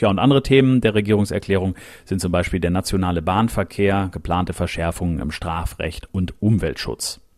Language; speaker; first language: German; native; German